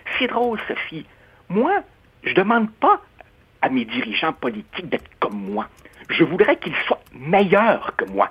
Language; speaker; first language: French; non-native, fluent; Spanish